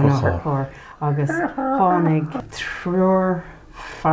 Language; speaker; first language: Irish; non-native, learner; English